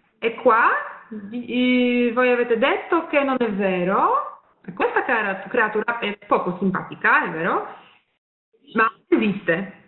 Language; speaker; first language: Italian; non-native, fluent; Polish